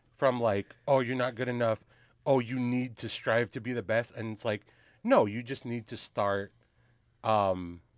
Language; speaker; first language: English; early bilingual, other home language; Filipino